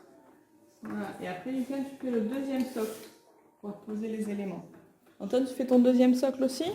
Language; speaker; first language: French; native; French